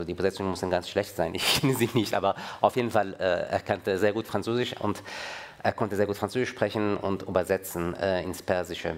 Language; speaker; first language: German; non-native, fluent; Persian